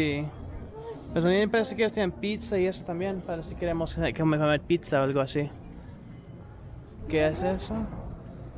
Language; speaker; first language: Spanish; non-native, learner; English